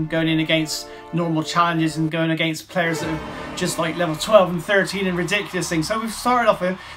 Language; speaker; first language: English; native; English